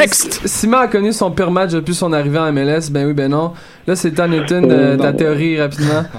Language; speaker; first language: French; native; French